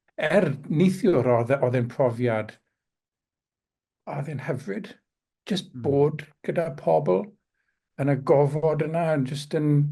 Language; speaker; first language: Welsh; non-native, local second language; English